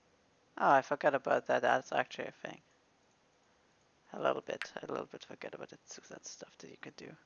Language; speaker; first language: English; non-native, fluent; German